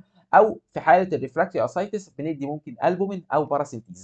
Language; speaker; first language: Arabic; native; Arabic